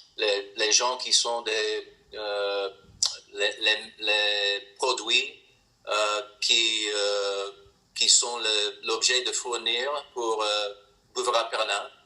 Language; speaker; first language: French; non-native, learner; English